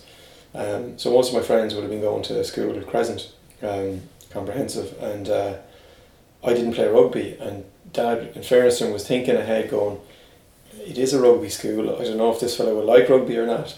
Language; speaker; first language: English; native; English